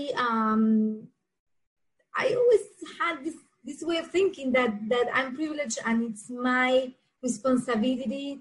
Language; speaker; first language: English; non-native, fluent; Spanish